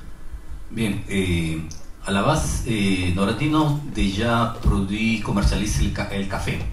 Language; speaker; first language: French; non-native, learner; Spanish